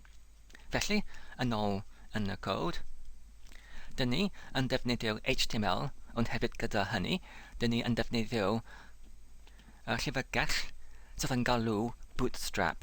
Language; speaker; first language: Welsh; non-native, fluent; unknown